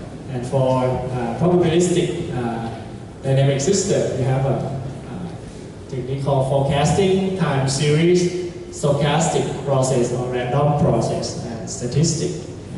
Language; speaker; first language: English; non-native, fluent; Thai